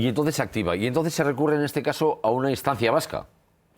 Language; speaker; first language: Spanish; native; Spanish